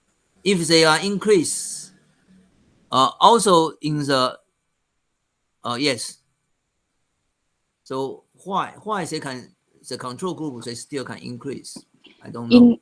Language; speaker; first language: English; non-native, fluent; Chinese